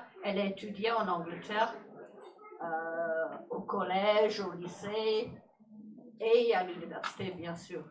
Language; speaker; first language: French; non-native, fluent; English